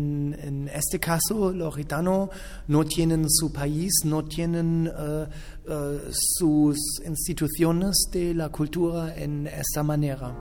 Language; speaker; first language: Spanish; non-native, fluent; German